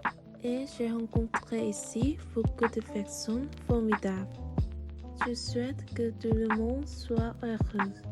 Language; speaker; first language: French; non-native, learner; Korean